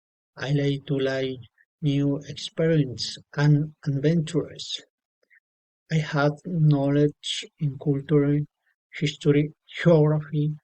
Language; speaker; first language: English; non-native, learner; Spanish